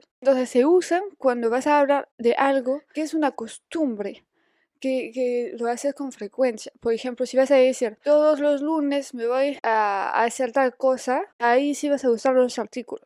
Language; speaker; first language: Spanish; non-native, fluent; French